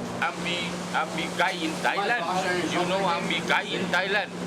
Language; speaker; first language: English; non-native, learner; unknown